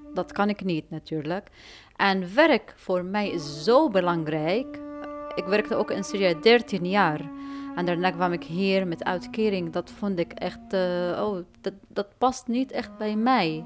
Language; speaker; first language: Dutch; non-native, learner; Arabic